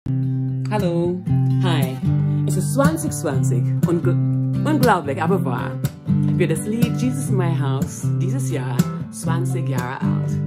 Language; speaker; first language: German; non-native, fluent; English